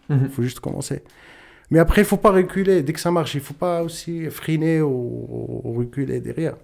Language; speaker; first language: French; non-native, local second language; Tachelhit